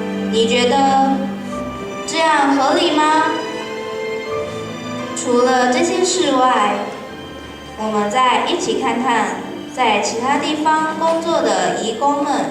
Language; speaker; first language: Chinese; native; Chinese